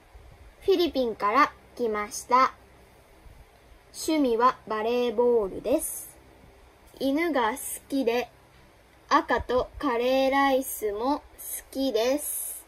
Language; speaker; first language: Japanese; non-native, learner; Filipino